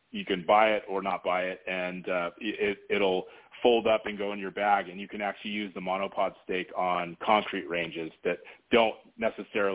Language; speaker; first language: English; native; English